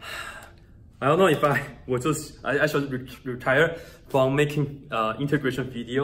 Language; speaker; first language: English; non-native, fluent; Chinese